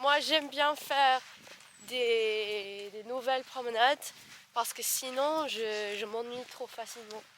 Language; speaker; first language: French; non-native, fluent; English